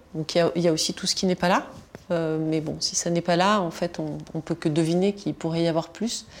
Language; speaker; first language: French; native; French